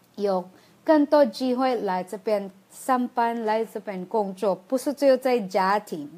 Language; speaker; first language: Chinese; non-native, fluent; Filipino